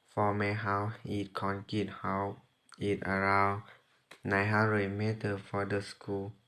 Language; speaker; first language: English; non-native, learner; Thai